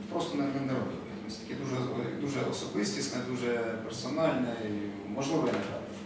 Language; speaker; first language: Ukrainian; native; Ukrainian